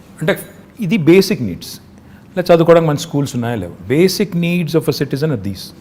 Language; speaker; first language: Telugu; native; Telugu